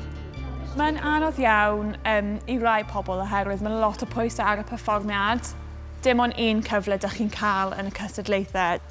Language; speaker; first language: Welsh; native; Welsh